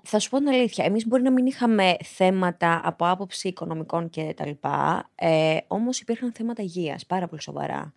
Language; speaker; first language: Greek; early bilingual, other home language; Albanian